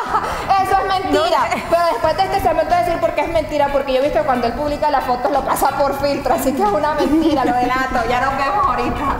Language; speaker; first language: Spanish; native; Spanish